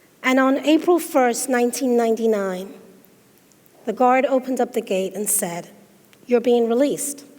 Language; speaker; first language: English; native; English